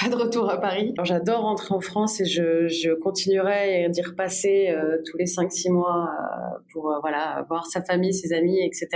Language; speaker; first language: French; native; French